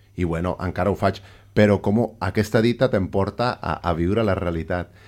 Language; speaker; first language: Catalan; non-native, fluent; Spanish